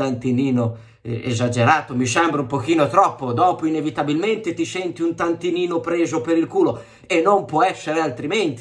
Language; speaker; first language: Italian; native; Italian